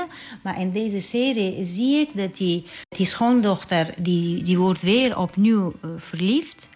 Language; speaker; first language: Dutch; non-native, learner; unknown